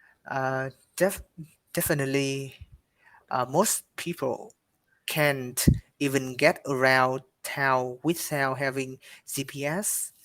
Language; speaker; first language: English; non-native, learner; Vietnamese